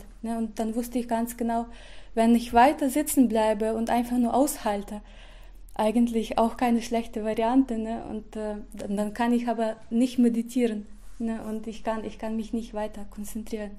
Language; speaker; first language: German; non-native, fluent; Russian